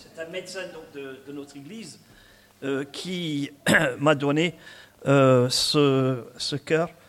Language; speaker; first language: French; non-native, fluent; English